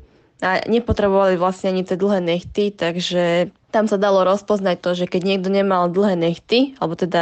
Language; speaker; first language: Slovak; early bilingual, other home language; Vietnamese